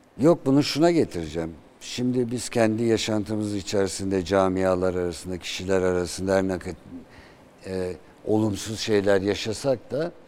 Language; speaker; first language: Turkish; native; Turkish